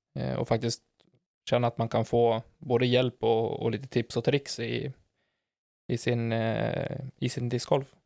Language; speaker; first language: Swedish; native; Swedish